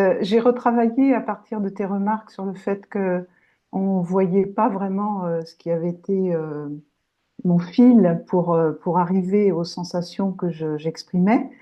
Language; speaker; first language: French; native; French